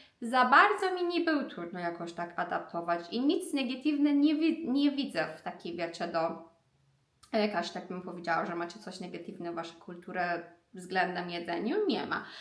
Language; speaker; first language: Polish; non-native, learner; Persian